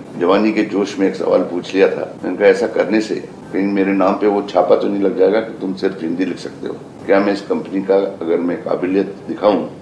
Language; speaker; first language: Hindi; native; Hindi